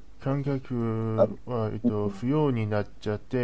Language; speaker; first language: Japanese; non-native, learner; Chinese